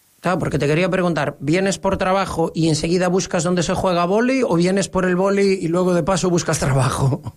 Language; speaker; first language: Spanish; native; Spanish